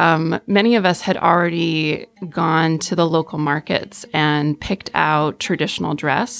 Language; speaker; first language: English; native; English